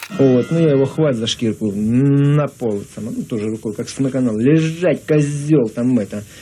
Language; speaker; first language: Russian; native; Russian